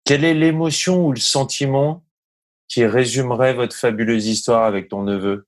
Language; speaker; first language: French; native; French